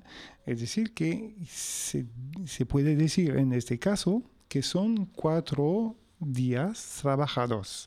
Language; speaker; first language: Spanish; non-native, local second language; French